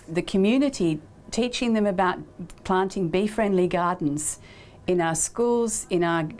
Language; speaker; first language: English; native; English